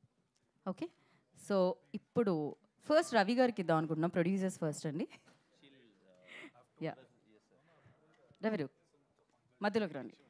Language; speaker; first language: Telugu; native; Telugu